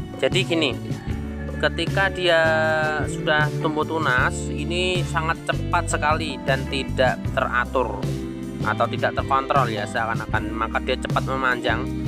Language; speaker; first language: Indonesian; non-native, local second language; Javanese